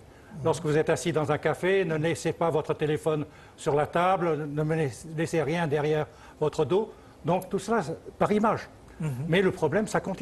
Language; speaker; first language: French; early bilingual, other home language; Chinese